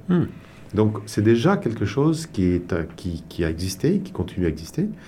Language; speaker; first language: French; non-native, local second language; Tamil